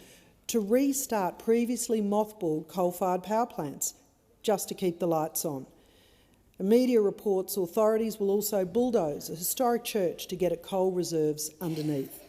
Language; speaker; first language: English; native; English